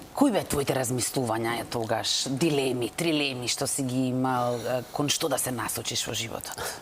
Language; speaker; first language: Macedonian; native; Macedonian